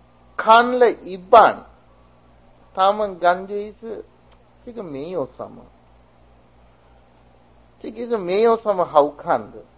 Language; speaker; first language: Chinese; non-native, fluent; Sinhala